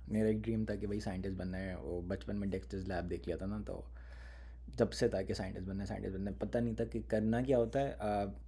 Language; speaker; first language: Urdu; native; Urdu